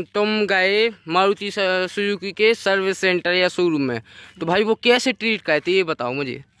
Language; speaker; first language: Hindi; native; Hindi